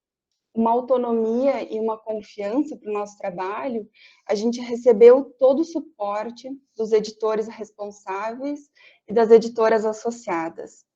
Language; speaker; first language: Portuguese; native; Portuguese